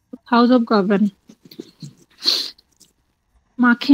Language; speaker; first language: German; non-native, learner; Bangla